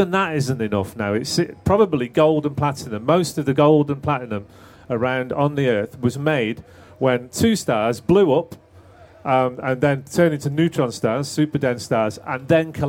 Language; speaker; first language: English; native; English